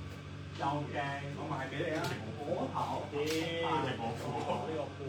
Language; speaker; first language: Cantonese; native; Cantonese